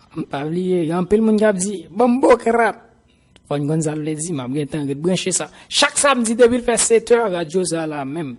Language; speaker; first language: Haitian Creole; native; Haitian Creole